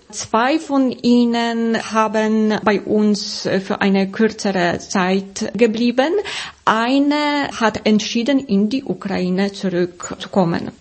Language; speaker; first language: German; non-native, fluent; Polish